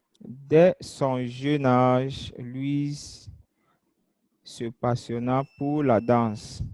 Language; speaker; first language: French; non-native, fluent; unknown